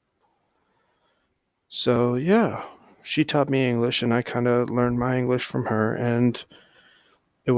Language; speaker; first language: English; early bilingual, other home language; Hindi